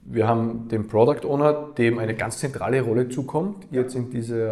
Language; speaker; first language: German; native; German